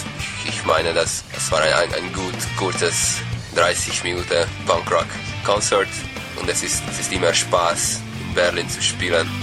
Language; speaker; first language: German; non-native, learner; Hungarian